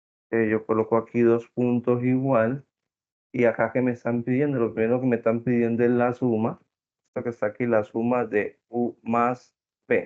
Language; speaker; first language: Spanish; native; Spanish